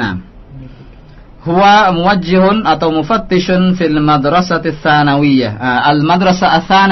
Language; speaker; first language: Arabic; non-native, fluent; Indonesian